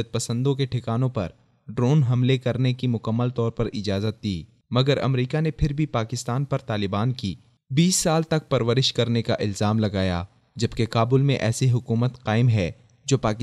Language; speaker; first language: Urdu; native; Urdu